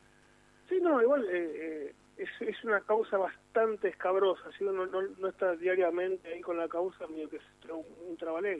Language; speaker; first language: Spanish; native; Spanish